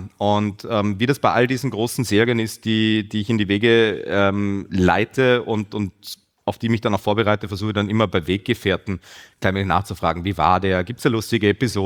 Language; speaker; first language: German; native; German